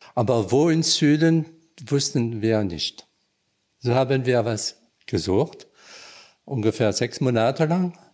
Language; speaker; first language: German; non-native, local second language; French